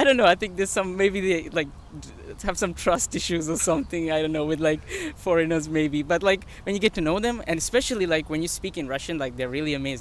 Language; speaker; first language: English; non-native, local second language; Sinhala